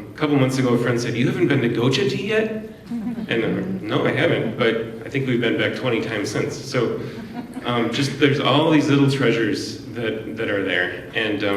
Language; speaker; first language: English; native; English